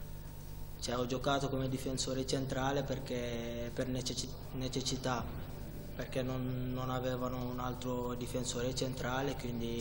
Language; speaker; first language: Italian; non-native, fluent; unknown